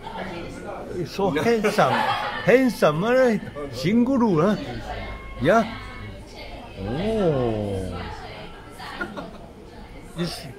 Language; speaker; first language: Japanese; non-native, learner; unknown